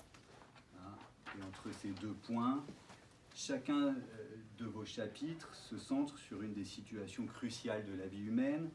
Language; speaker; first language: French; native; French